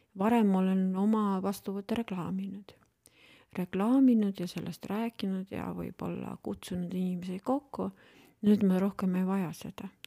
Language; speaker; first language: Estonian; non-native, local second language; Russian